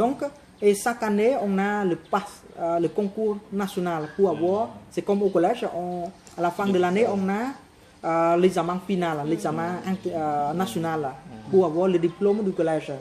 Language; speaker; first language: French; non-native, fluent; Khmer